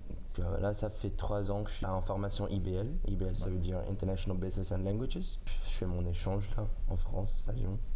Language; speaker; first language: French; non-native, learner; Dutch